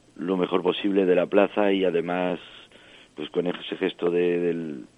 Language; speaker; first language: Spanish; early bilingual, heritage; French